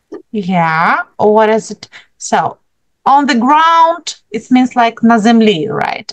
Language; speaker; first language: English; non-native, fluent; Ukrainian